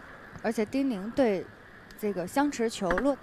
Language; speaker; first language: Chinese; native; Chinese